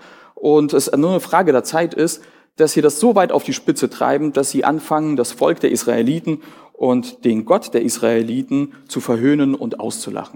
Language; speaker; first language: German; native; German